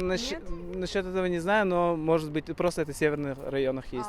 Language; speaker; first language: Russian; non-native, local second language; Yakut